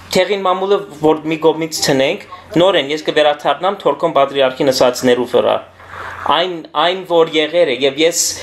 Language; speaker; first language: Armenian; early bilingual, heritage; Armenian